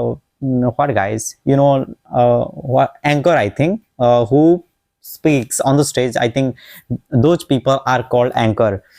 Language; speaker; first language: English; non-native, local second language; Odia